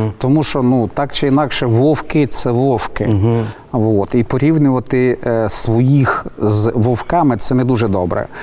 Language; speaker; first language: Ukrainian; non-native, local second language; Russian